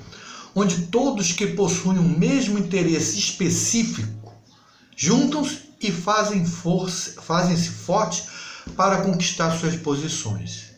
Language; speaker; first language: Portuguese; native; Portuguese